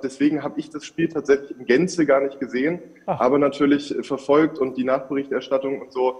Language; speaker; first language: German; native; German